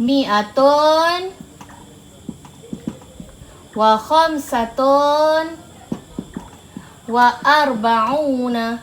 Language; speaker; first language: Arabic; non-native, fluent; Malay